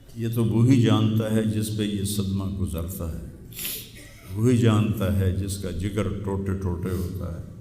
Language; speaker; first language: Urdu; non-native, local second language; Punjabi